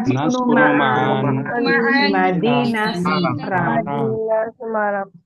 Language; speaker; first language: Arabic; non-native, learner; Indonesian